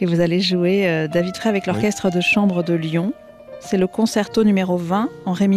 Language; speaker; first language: French; native; French